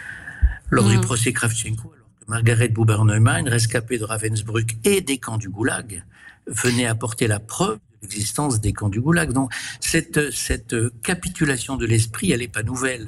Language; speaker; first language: French; native; French